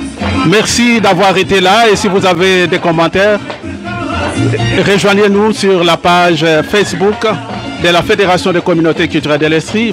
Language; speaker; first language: French; native; French